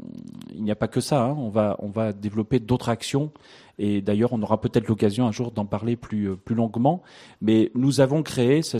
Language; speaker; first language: French; native; French